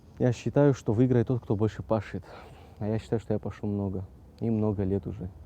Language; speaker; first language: Russian; non-native, local second language; Abkhazian